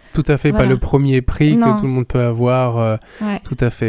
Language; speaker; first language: French; native; French